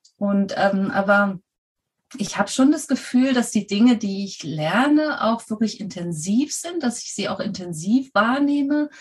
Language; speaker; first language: German; native; German